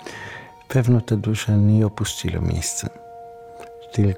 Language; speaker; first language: Polish; non-native, learner; Hebrew